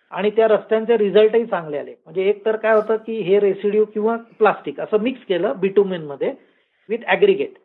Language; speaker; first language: Marathi; native; Marathi